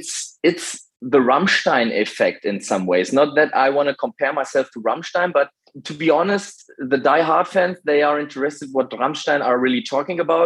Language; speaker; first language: English; non-native, fluent; German